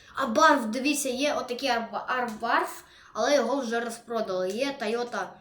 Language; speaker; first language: Ukrainian; non-native, local second language; Russian